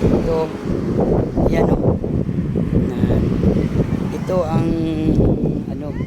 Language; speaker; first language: Filipino; non-native, local second language; Hiligaynon